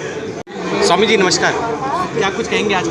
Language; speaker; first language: Hindi; native; Hindi